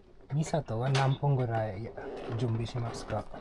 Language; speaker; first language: Japanese; non-native, learner; English